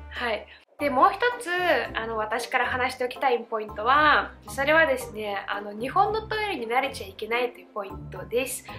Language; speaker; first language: Japanese; non-native, fluent; Russian